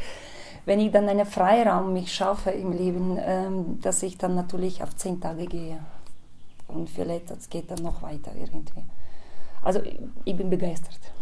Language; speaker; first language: German; non-native, fluent; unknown